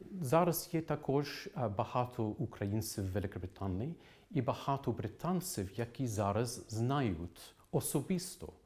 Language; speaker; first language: Ukrainian; non-native, fluent; English